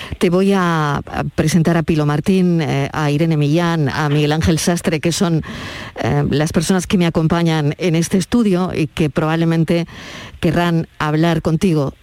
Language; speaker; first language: Spanish; native; Spanish